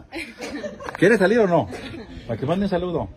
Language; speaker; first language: Spanish; native; Spanish